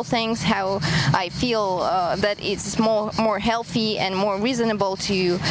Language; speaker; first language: English; non-native, fluent; Kazakh